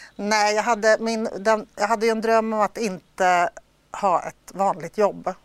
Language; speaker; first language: Swedish; early bilingual, other home language; Polish